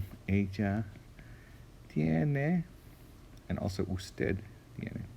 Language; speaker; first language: Spanish; non-native, fluent; English